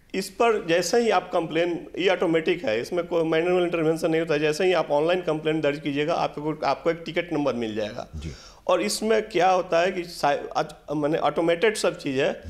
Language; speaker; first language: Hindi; native; Hindi